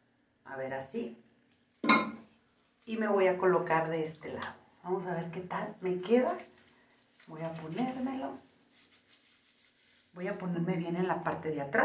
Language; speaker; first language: Spanish; native; Spanish